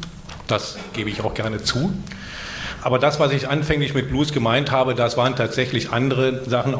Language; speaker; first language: German; native; German